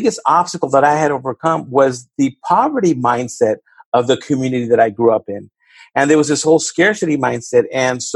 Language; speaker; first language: English; native; English